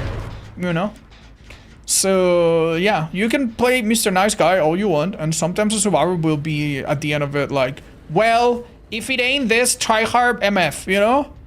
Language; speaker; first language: English; native; English